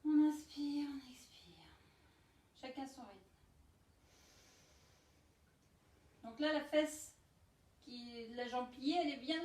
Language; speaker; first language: French; native; French